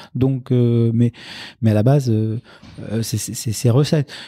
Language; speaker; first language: French; native; French